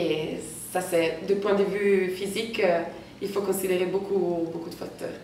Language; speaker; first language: French; non-native, fluent; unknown